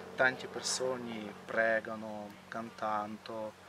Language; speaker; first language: Italian; non-native, learner; Ukrainian